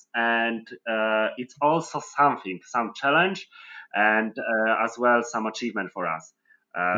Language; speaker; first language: English; non-native, fluent; Polish